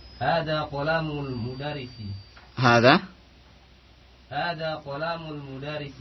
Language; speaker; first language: Arabic; non-native, learner; Indonesian